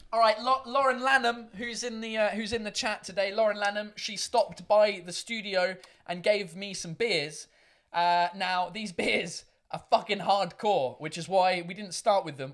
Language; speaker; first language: English; native; English